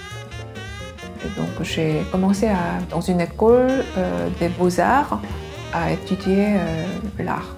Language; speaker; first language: French; non-native, fluent; Korean